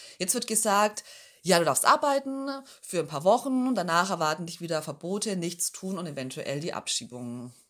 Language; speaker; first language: German; native; German